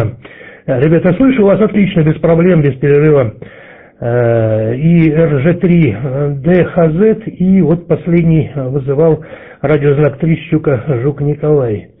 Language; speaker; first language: Russian; native; Russian